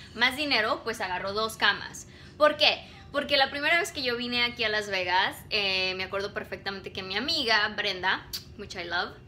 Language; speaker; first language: Spanish; early bilingual, heritage; Spanish